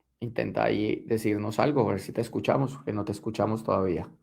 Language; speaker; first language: Spanish; native; Spanish